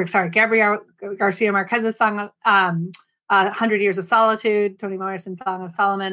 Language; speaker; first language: English; native; English